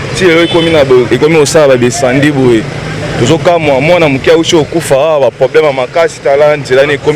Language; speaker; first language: Lingala; native; Lingala